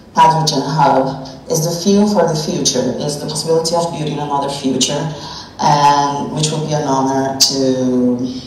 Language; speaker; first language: English; non-native, fluent; Portuguese